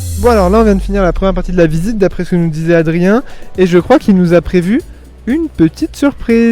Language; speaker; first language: French; native; French